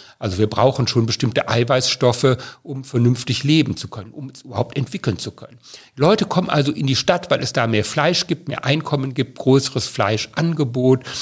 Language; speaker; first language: German; native; German